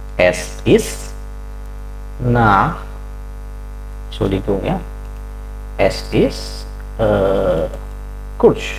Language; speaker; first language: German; non-native, fluent; Indonesian